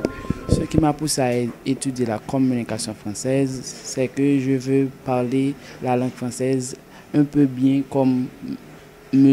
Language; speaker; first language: French; non-native, local second language; Haitian Creole